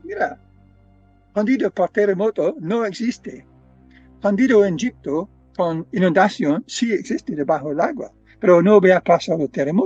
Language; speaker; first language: Spanish; non-native, fluent; English